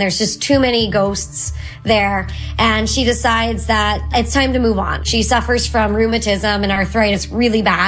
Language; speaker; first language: English; native; English